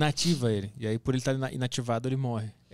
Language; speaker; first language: Portuguese; native; Portuguese